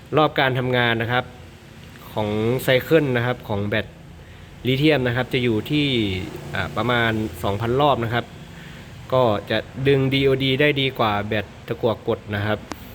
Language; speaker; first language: Thai; native; Thai